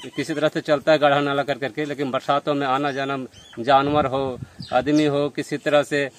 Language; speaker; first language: Hindi; native; Hindi